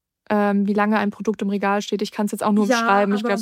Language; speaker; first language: German; native; German